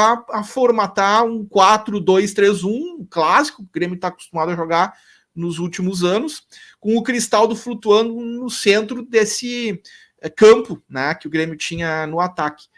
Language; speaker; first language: Portuguese; native; Portuguese